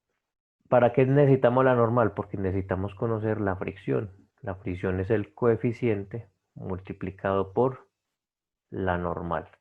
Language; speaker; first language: Spanish; native; Spanish